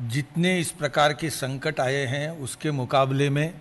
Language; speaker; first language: Hindi; non-native, local second language; Telugu